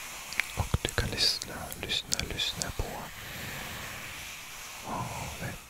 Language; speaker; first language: Swedish; non-native, learner; English